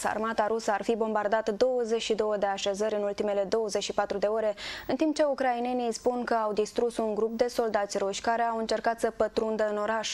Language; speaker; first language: Romanian; native; Romanian